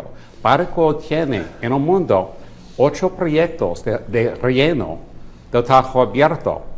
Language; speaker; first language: Spanish; non-native, fluent; English